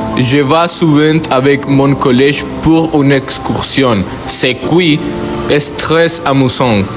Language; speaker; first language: French; non-native, learner; Spanish